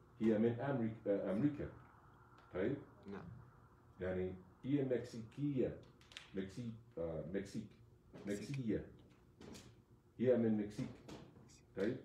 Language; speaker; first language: Arabic; non-native, fluent; English